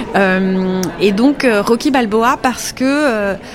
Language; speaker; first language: French; native; French